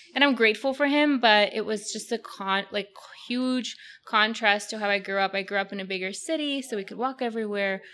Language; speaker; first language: English; early bilingual, other home language; Russian